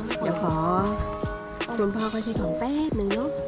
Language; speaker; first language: Thai; native; Thai